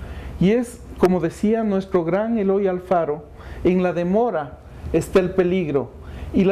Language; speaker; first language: Spanish; native; Spanish